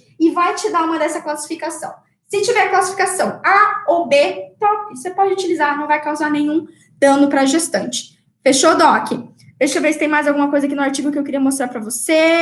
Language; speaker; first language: Portuguese; native; Portuguese